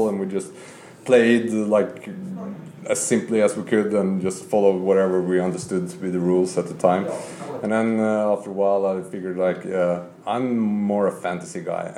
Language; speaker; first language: English; non-native, fluent; Norwegian